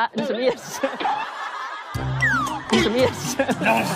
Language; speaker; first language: Chinese; native; Chinese